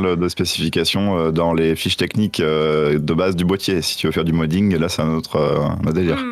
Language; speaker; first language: French; native; French